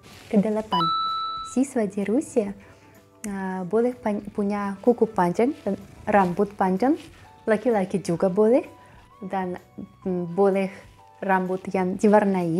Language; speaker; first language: Indonesian; non-native, learner; Russian